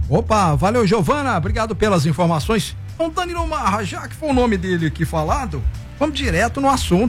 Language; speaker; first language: Portuguese; native; Portuguese